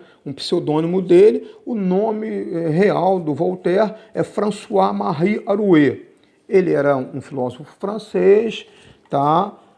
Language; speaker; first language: Portuguese; native; Portuguese